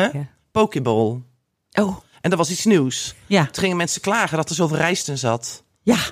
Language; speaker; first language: Dutch; native; Dutch